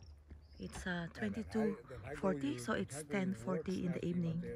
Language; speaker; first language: English; non-native, learner; Filipino